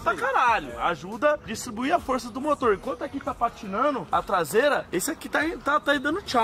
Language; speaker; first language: Portuguese; native; Portuguese